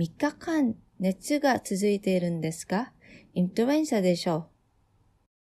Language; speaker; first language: Japanese; non-native, fluent; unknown